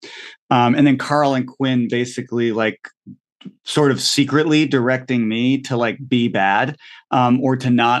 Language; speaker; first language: English; native; English